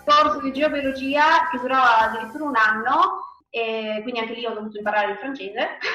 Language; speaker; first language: Italian; non-native, fluent; Spanish